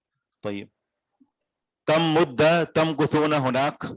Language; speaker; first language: Arabic; non-native, fluent; Urdu